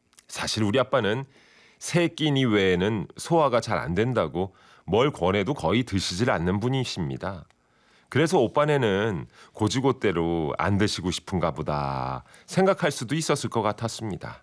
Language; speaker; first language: Korean; native; Korean